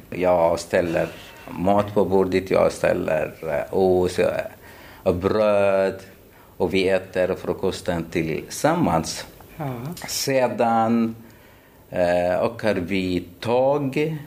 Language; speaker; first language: Swedish; non-native, fluent; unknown